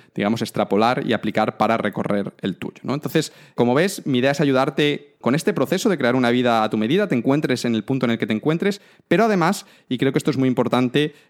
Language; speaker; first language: Spanish; native; Spanish